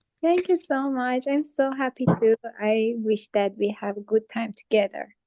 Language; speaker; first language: English; non-native, fluent; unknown